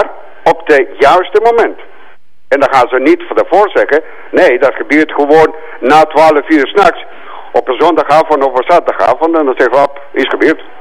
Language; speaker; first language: Dutch; non-native, fluent; Greek